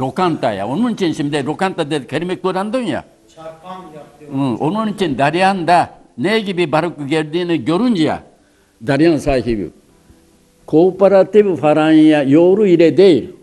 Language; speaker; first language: Turkish; non-native, learner; Japanese